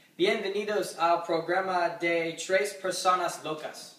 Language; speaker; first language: Spanish; non-native, learner; English